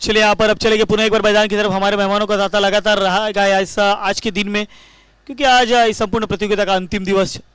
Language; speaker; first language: Hindi; non-native, local second language; Marathi